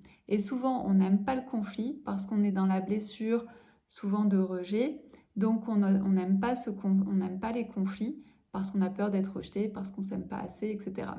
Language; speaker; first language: French; native; French